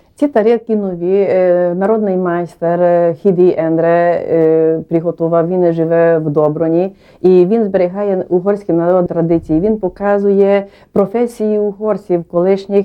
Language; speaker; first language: Ukrainian; non-native, local second language; Hungarian